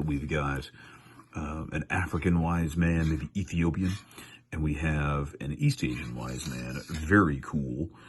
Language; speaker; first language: English; native; English